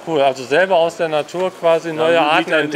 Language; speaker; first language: German; native; German